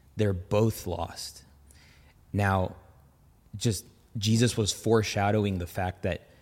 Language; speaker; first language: English; native; English